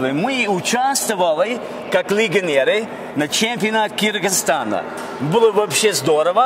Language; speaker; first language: Russian; non-native, fluent; English